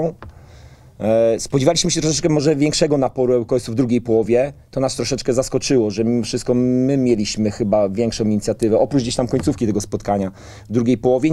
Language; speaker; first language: Polish; native; Polish